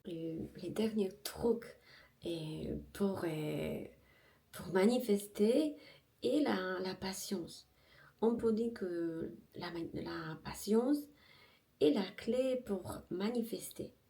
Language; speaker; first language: French; non-native, learner; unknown